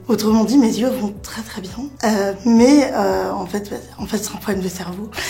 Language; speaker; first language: French; native; French